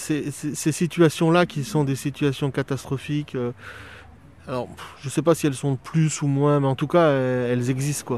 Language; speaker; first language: French; native; French